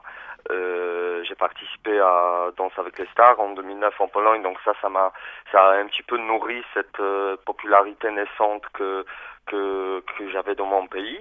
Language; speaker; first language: French; early bilingual, other home language; Polish